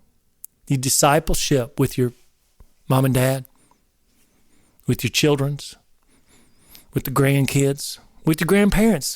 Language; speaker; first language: English; native; English